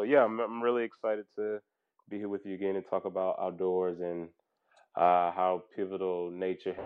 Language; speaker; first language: English; native; English